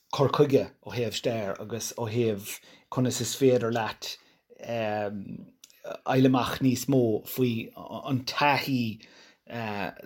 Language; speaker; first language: Irish; non-native, local second language; English